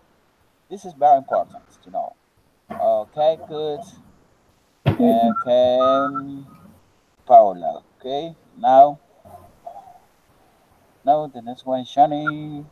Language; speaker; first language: English; non-native, learner; Spanish